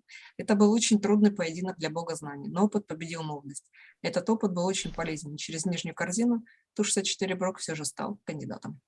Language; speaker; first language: Russian; native; Russian